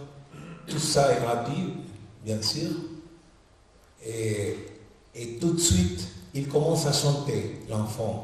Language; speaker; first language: French; non-native, fluent; Spanish